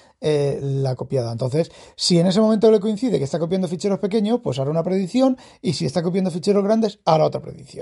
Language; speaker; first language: Spanish; native; Spanish